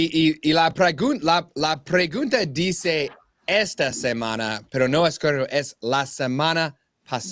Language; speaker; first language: Spanish; non-native, learner; English